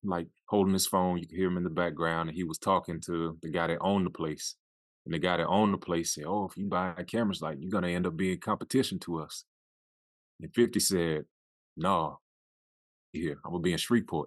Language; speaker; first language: English; native; English